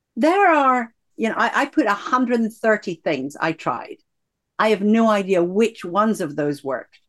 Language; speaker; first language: English; native; English